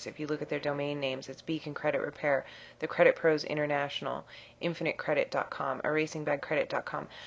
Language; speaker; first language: English; native; English